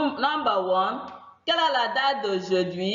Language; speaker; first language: French; non-native, fluent; Igbo